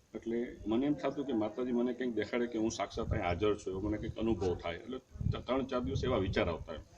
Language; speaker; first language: Gujarati; native; Gujarati